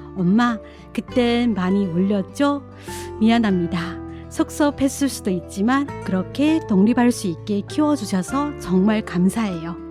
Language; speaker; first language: Korean; non-native, fluent; Chinese